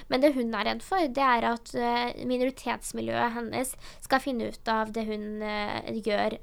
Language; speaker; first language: Norwegian; early bilingual, other home language; Urdu